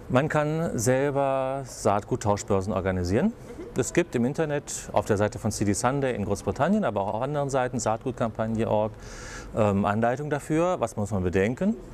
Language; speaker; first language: German; native; German